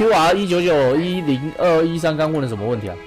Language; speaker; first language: Chinese; native; Chinese